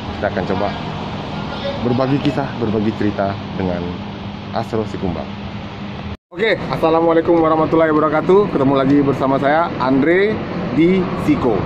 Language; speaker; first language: Indonesian; non-native, local second language; Minangkabau